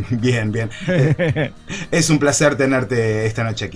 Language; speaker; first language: Spanish; native; Spanish